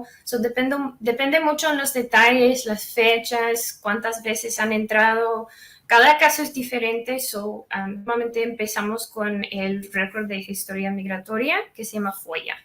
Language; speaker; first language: Spanish; non-native, fluent; English